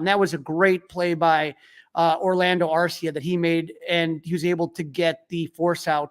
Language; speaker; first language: English; native; English